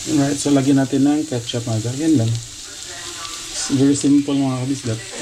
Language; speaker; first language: Filipino; non-native, local second language; Cebuano